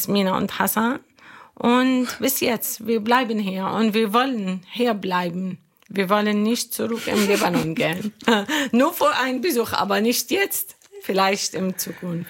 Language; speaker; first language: German; non-native, learner; Arabic